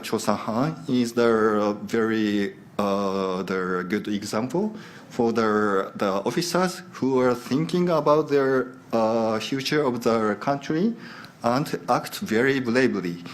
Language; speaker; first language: English; non-native, learner; Japanese